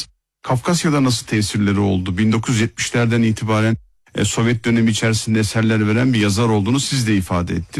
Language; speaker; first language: Turkish; native; Turkish